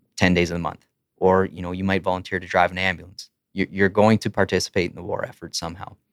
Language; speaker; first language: English; native; English